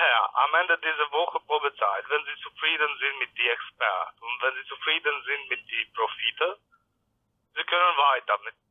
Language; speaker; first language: German; non-native, learner; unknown